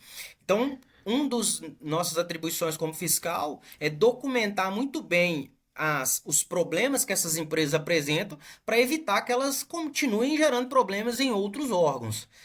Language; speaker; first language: Portuguese; native; Portuguese